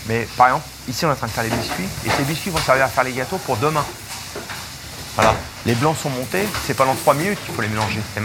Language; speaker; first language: French; native; French